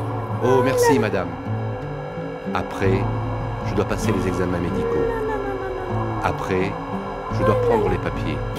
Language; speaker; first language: French; non-native, learner; Arabic